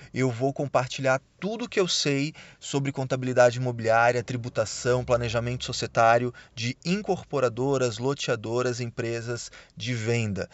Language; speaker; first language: Portuguese; native; Portuguese